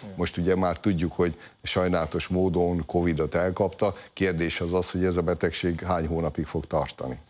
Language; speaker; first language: Hungarian; native; Hungarian